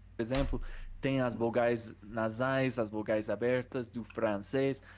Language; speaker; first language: Portuguese; non-native, fluent; English